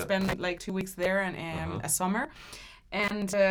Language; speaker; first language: English; non-native, fluent; Spanish